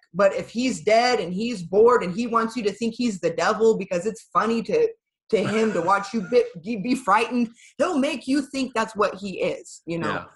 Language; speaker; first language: English; native; English